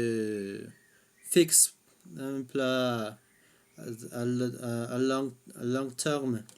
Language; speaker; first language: French; non-native, fluent; Spanish